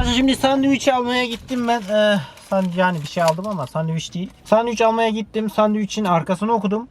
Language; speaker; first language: Turkish; early bilingual, heritage; Turkish